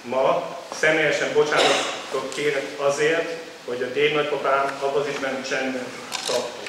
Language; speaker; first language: Hungarian; non-native, fluent; German